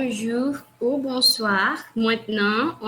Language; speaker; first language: French; non-native, learner; Portuguese